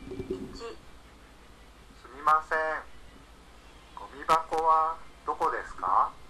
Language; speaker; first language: Japanese; non-native, learner; Indonesian